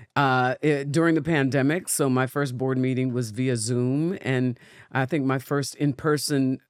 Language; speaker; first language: English; native; English